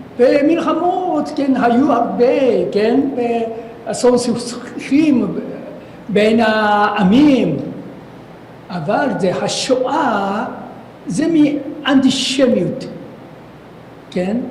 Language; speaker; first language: Hebrew; non-native, learner; Japanese